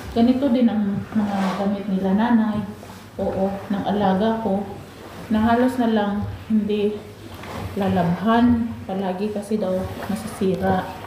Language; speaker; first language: Filipino; non-native, local second language; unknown